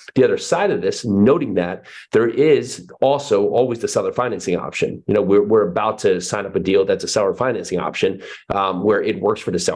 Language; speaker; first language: English; native; English